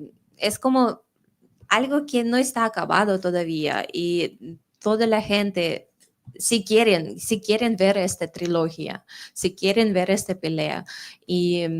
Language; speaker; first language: Spanish; non-native, fluent; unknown